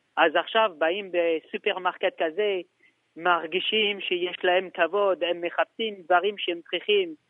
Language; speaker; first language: Hebrew; non-native, fluent; French